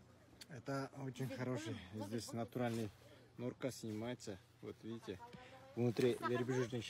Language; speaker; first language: Russian; non-native, local second language; Kyrgyz